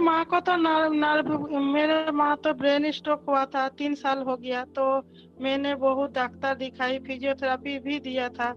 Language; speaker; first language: Hindi; non-native, local second language; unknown